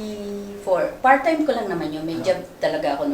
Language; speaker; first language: Filipino; native; Filipino